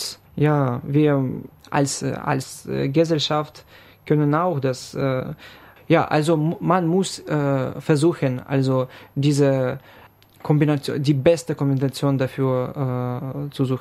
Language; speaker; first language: German; non-native, fluent; Ukrainian